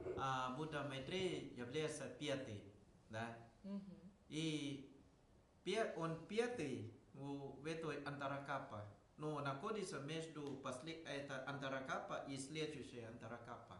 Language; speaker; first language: Russian; non-native, learner; Thai